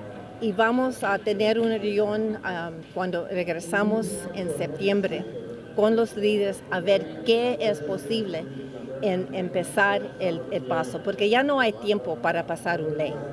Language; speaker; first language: Spanish; early bilingual, heritage; English